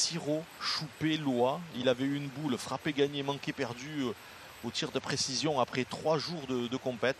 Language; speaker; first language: French; native; French